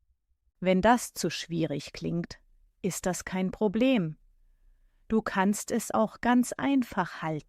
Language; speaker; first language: German; native; German